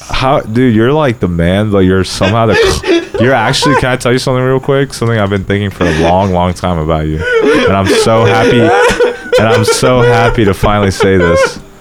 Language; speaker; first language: English; early bilingual, other home language; Polish